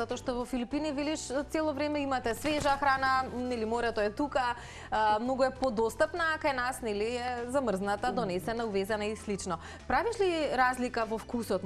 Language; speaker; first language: Macedonian; native; Macedonian